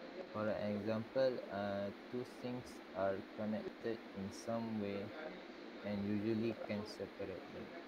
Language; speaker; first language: English; non-native, local second language; Malay